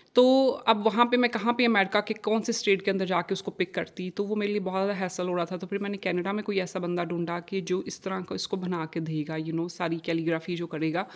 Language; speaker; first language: Urdu; non-native, local second language; Punjabi